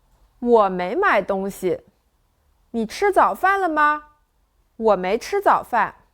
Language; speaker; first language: Chinese; non-native, fluent; French